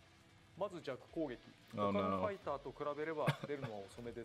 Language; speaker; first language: Japanese; native; Japanese